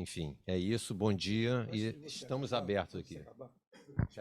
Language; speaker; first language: Portuguese; native; Portuguese